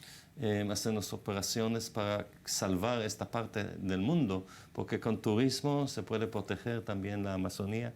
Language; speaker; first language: Spanish; non-native, fluent; Hebrew